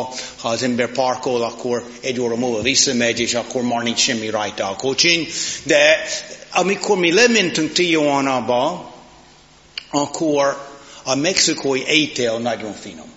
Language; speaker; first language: Hungarian; non-native, fluent; English